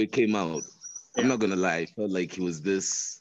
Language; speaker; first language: English; non-native, local second language; Swahili